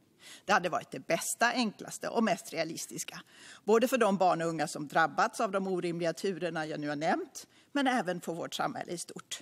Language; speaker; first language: Swedish; native; Swedish